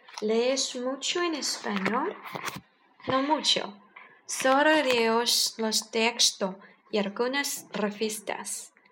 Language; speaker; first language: Spanish; non-native, learner; Chinese